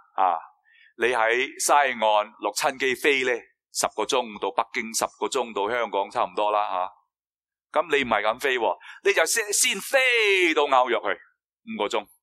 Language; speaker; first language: Cantonese; non-native, fluent; Chinese